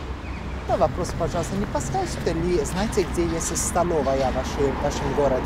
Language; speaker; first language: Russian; non-native, learner; Italian